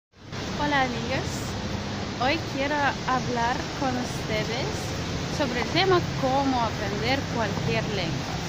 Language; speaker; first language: Spanish; non-native, fluent; Russian